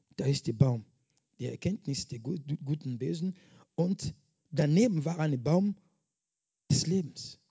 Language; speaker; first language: German; non-native, fluent; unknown